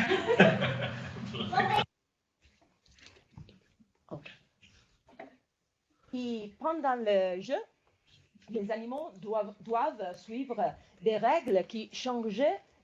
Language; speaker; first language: French; non-native, fluent; Italian